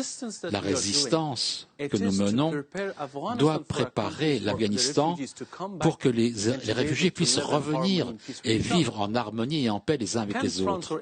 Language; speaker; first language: French; non-native, fluent; Persian